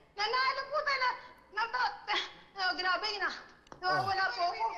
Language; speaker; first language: Filipino; native; Filipino